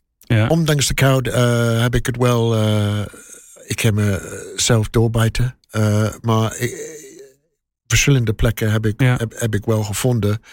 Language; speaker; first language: Dutch; non-native, learner; English